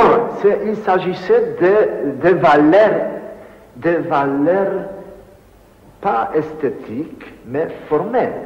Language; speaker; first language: French; non-native, fluent; Polish